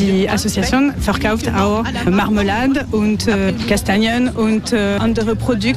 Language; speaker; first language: German; non-native, learner; French